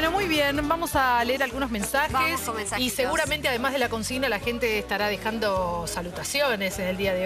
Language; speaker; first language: Spanish; native; Spanish